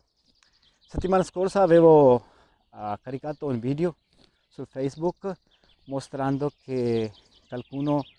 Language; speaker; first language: Italian; non-native, learner; Urdu